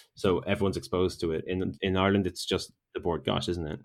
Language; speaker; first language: English; native; English